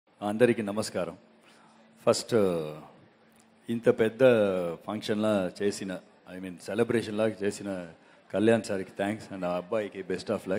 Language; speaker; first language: Telugu; non-native, local second language; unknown